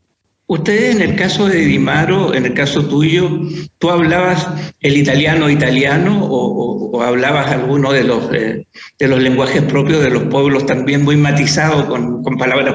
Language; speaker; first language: Spanish; native; Spanish